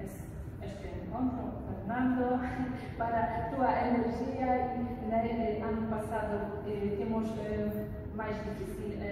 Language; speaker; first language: Portuguese; non-native, learner; Polish